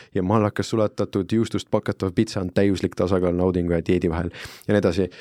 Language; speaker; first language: Estonian; non-native, fluent; Italian